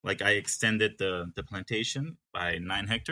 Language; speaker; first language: English; non-native, fluent; Spanish